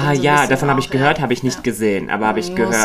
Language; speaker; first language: German; native; German